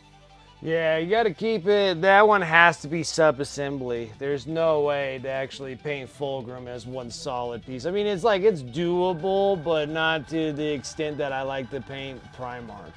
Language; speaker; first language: English; native; English